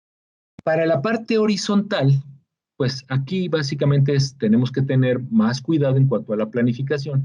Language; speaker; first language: Spanish; native; Spanish